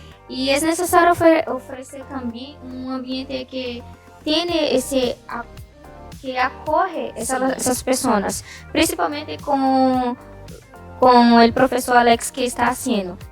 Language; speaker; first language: Spanish; non-native, learner; Portuguese